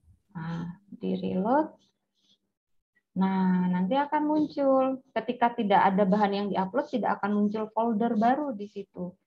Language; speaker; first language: Indonesian; native; Indonesian